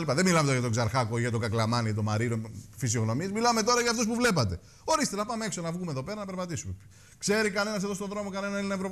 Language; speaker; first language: Greek; native; Greek